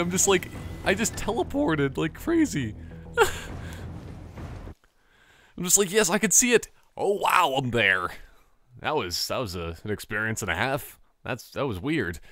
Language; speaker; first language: English; native; English